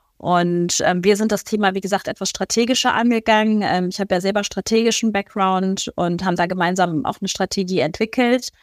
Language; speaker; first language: German; early bilingual, other home language; Persian